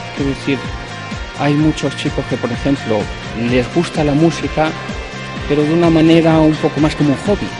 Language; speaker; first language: Spanish; native; Spanish